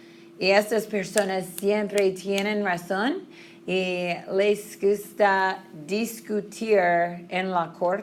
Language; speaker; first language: Spanish; non-native, fluent; English